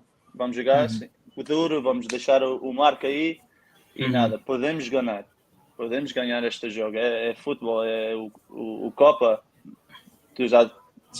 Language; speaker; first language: Portuguese; early bilingual, heritage; Portuguese